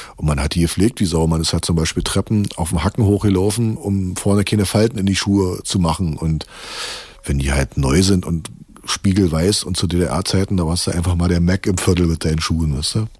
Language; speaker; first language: German; native; German